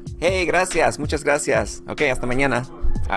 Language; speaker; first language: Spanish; early bilingual, heritage; Spanish